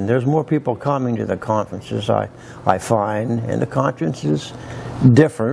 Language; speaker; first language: English; native; English